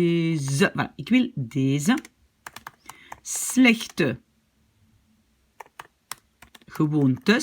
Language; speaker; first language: Dutch; non-native, fluent; French